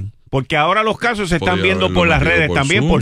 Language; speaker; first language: Spanish; native; Spanish